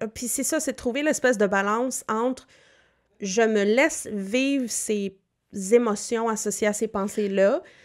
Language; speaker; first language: French; native; French